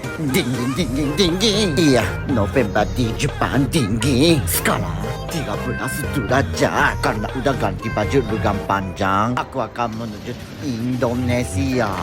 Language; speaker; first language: Indonesian; non-native, learner; Japanese